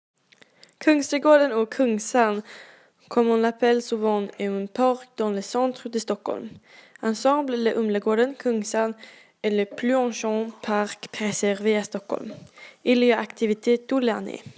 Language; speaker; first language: French; non-native, learner; Swedish